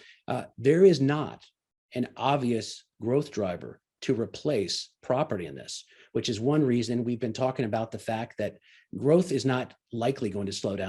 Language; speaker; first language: English; native; English